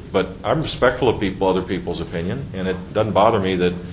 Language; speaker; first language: English; native; English